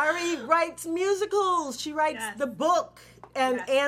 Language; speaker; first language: English; native; English